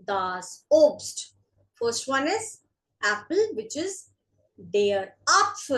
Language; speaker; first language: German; non-native, fluent; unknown